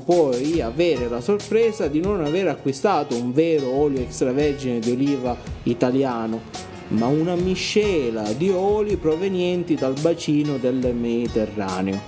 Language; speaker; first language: Italian; native; Italian